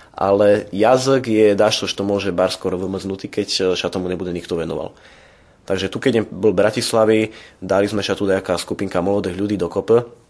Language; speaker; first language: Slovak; non-native, local second language; Rusyn